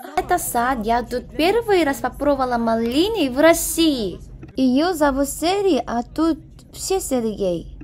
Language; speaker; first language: Russian; non-native, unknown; Korean